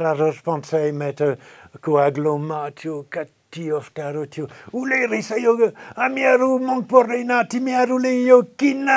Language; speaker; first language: Nepali; non-native, fluent; French